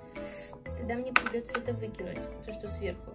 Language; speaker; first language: Russian; native; Russian